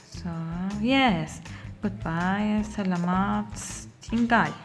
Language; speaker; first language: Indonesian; non-native, learner; Turkish